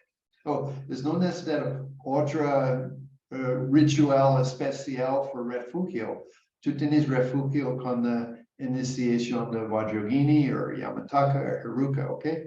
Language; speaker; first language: Spanish; non-native, learner; English